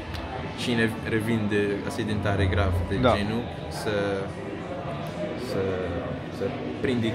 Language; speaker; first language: Romanian; non-native, learner; Kabuverdianu